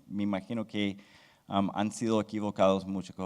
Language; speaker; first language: Spanish; non-native, fluent; English